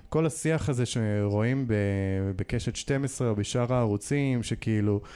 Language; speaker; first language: Hebrew; native; Hebrew